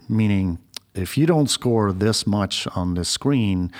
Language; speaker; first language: English; non-native, fluent; Dutch